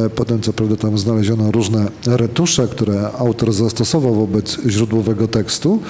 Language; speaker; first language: Polish; native; Polish